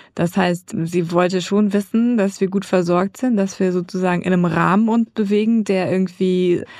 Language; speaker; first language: German; native; German